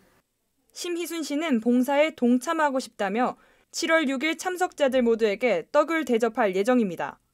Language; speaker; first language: Korean; native; Korean